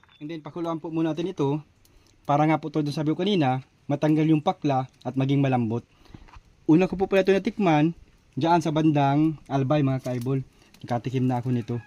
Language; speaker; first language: Filipino; non-native, local second language; Bikol